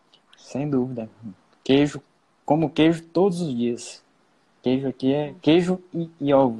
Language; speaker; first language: Portuguese; native; Portuguese